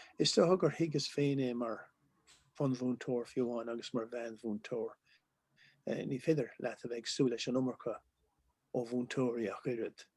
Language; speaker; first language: Irish; non-native, local second language; English